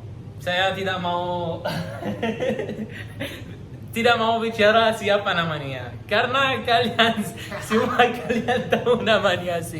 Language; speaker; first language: Indonesian; non-native, learner; Arabic